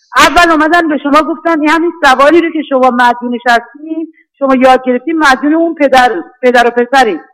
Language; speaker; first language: Persian; native; Persian